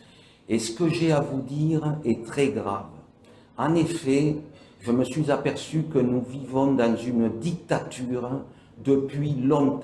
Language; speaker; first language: French; native; French